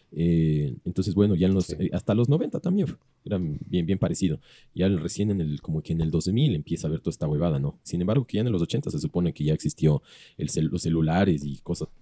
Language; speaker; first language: Spanish; native; Spanish